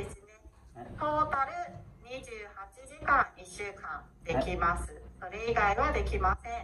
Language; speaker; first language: Japanese; non-native, learner; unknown